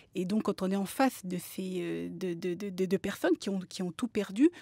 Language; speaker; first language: French; native; French